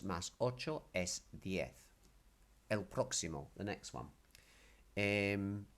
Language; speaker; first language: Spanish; non-native, fluent; English